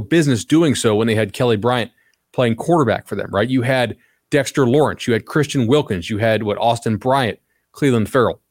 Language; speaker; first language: English; native; English